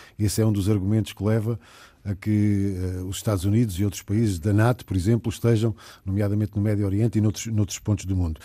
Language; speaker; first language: Portuguese; native; Portuguese